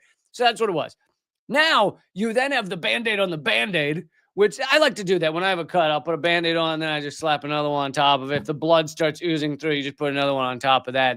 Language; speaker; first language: English; native; English